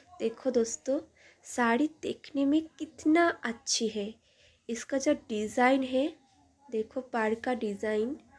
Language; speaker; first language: Hindi; non-native, local second language; Bangla